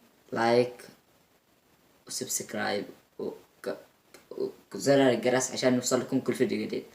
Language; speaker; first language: Arabic; native; Arabic